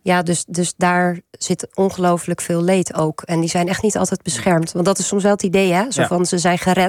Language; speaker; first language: Dutch; native; Dutch